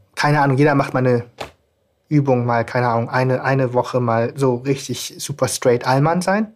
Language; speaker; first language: German; native; German